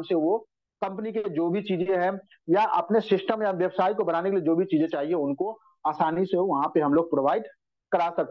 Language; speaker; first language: Hindi; native; Hindi